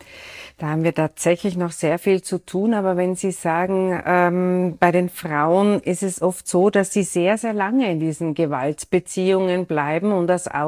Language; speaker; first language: German; native; German